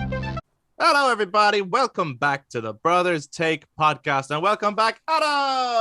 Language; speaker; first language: English; native; English